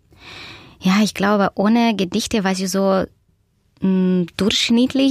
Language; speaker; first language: German; non-native, fluent; Russian